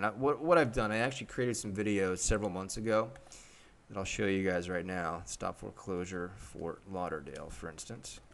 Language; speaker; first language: English; native; English